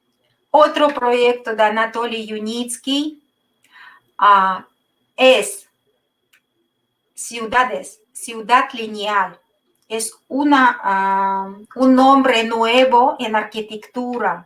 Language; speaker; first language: Spanish; non-native, fluent; Russian